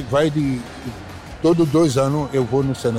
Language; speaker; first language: Portuguese; non-native, learner; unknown